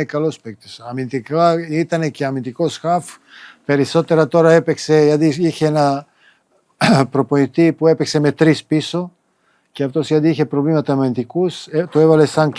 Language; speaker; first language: Greek; non-native, fluent; Serbian